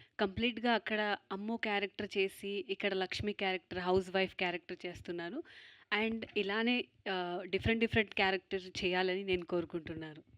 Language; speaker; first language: Telugu; non-native, fluent; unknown